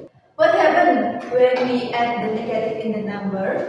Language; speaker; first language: English; non-native, learner; Indonesian